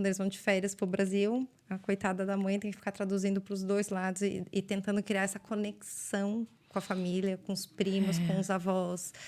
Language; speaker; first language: Portuguese; native; Portuguese